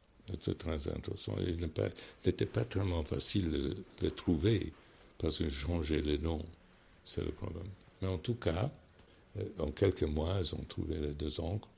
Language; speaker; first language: French; non-native, fluent; English